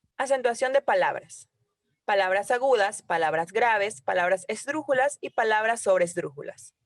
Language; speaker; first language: Spanish; native; Spanish